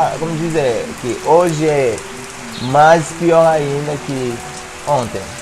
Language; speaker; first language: Portuguese; non-native, fluent; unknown